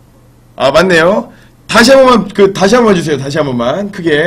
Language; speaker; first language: Korean; native; Korean